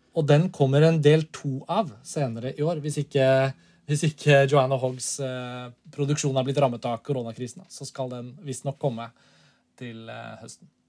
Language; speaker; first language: Norwegian; native; Norwegian